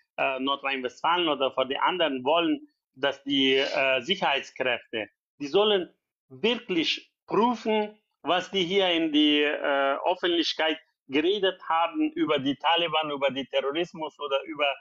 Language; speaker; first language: German; non-native, learner; Persian